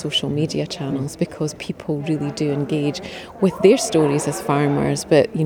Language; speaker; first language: English; native; English